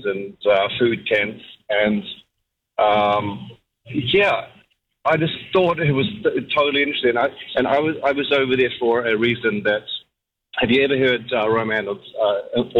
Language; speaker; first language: English; native; English